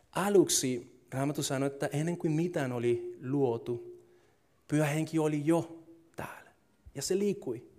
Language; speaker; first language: Finnish; non-native, fluent; Spanish